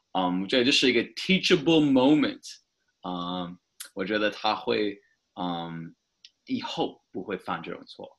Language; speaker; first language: Chinese; non-native, fluent; English